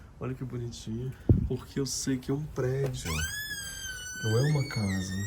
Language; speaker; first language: Portuguese; native; Portuguese